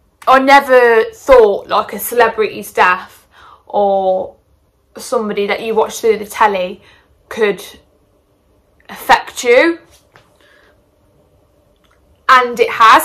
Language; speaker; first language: English; native; English